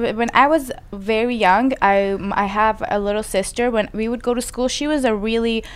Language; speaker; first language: English; non-native, fluent; Persian